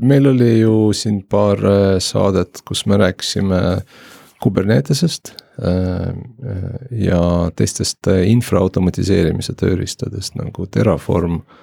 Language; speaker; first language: Estonian; non-native, local second language; Russian